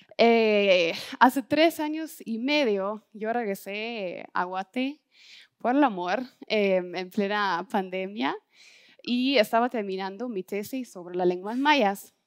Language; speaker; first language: Spanish; non-native, fluent; German